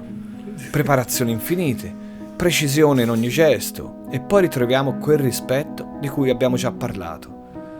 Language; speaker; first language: Italian; native; Italian